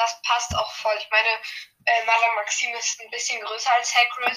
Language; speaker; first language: German; native; German